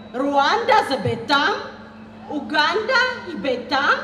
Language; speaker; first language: Hebrew; early bilingual, other home language; Amharic